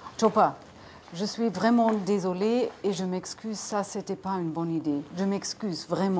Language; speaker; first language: French; non-native, learner; German